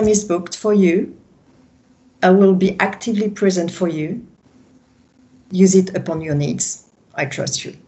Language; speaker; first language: English; non-native, fluent; French